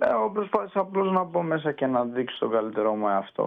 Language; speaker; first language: Greek; early bilingual, heritage; Greek